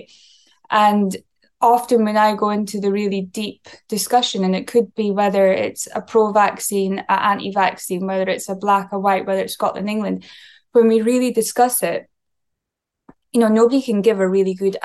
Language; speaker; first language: English; native; English